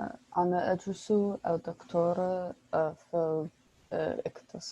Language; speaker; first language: Arabic; non-native, learner; English